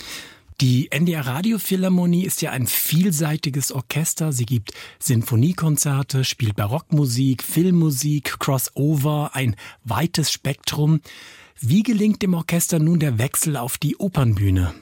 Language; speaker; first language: German; native; German